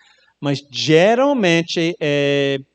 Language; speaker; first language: Portuguese; non-native, learner; English